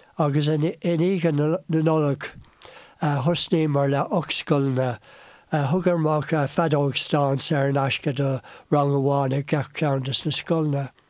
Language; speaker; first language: Irish; non-native, local second language; English